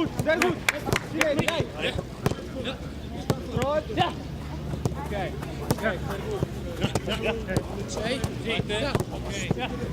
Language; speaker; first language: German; non-native, learner; Italian